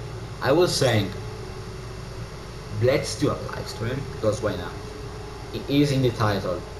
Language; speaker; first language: English; non-native, learner; Italian